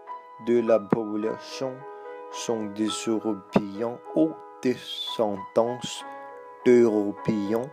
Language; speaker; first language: French; non-native, learner; Danish